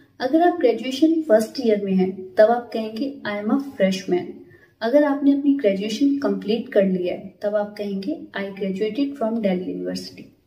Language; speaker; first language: Hindi; native; Hindi